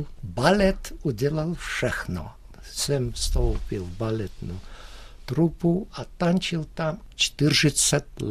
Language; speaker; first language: Czech; early bilingual, heritage; Russian